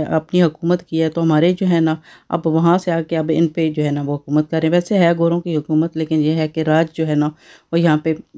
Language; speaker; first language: Urdu; native; Urdu